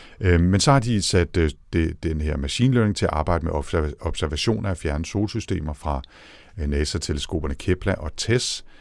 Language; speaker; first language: Danish; native; Danish